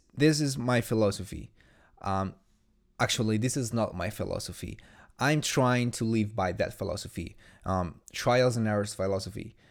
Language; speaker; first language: English; non-native, fluent; Italian